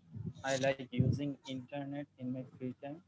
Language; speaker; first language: English; non-native, learner; Bangla